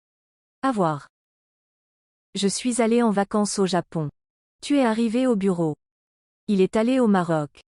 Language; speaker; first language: French; non-native, learner; English